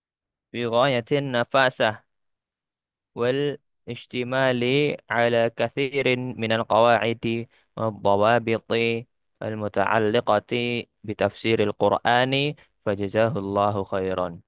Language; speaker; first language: Arabic; non-native, fluent; Indonesian